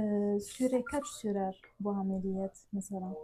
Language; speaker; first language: Turkish; non-native, fluent; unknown